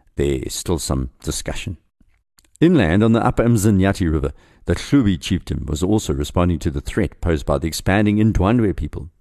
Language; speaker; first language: English; native; English